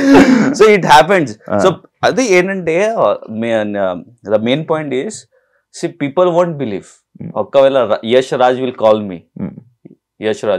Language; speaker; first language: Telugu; non-native, local second language; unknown